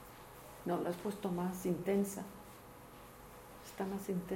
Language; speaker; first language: Spanish; early bilingual, heritage; Spanish